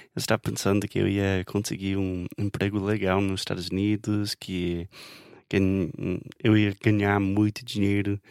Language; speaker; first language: Portuguese; non-native, fluent; English